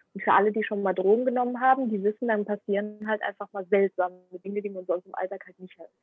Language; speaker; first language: German; non-native, fluent; Ukrainian